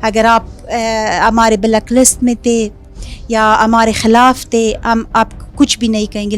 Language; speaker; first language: Hindi; non-native, fluent; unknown